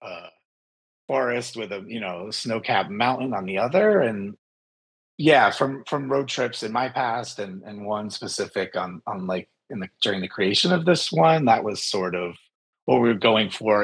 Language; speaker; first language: English; native; English